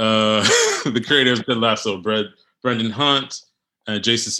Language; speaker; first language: English; native; English